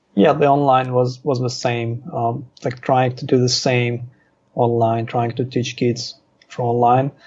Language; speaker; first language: English; non-native, fluent; Russian